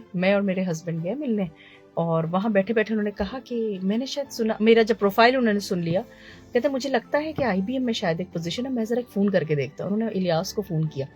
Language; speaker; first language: Urdu; early bilingual, heritage; Urdu